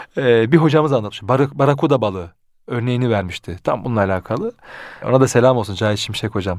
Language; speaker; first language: Turkish; early bilingual, heritage; Turkish